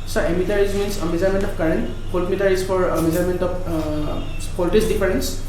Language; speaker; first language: English; non-native, local second language; Assamese